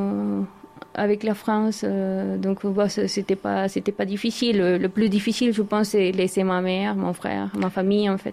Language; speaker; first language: French; non-native, fluent; Spanish